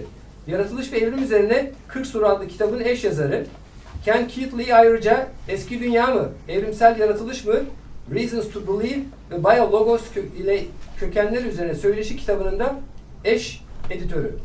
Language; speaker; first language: Turkish; native; Turkish